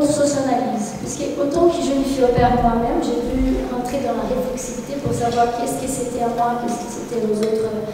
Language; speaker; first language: French; non-native, fluent; Portuguese